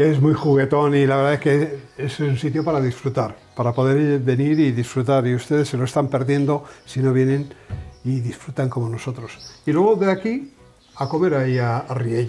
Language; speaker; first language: Spanish; native; Spanish